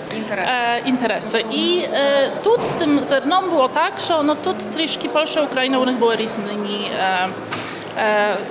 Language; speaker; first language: Polish; non-native, learner; Ukrainian